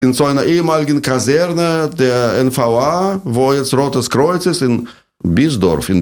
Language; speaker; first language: German; non-native, fluent; Russian